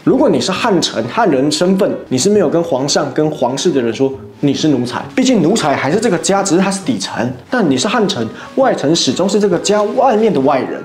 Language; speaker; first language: Chinese; native; Chinese